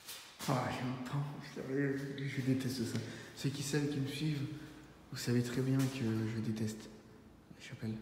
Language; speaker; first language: French; native; French